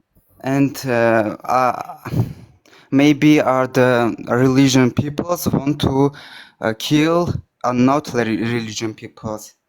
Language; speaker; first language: English; non-native, learner; Armenian